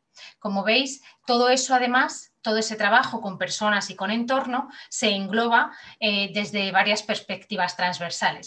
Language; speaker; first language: Spanish; native; Spanish